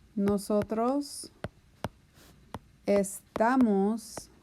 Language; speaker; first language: Spanish; non-native, fluent; English